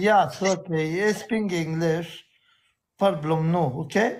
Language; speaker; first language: English; non-native, learner; Pashto